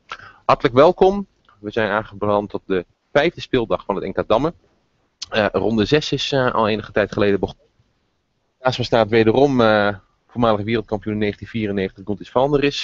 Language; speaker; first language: Dutch; native; Dutch